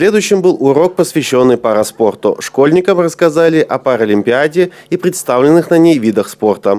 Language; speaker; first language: Russian; native; Russian